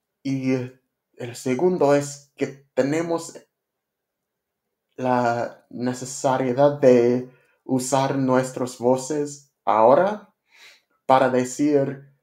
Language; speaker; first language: Spanish; non-native, learner; English